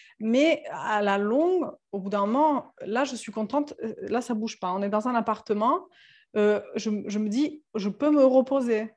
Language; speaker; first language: French; non-native, fluent; Serbian